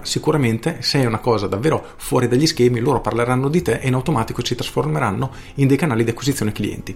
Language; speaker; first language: Italian; native; Italian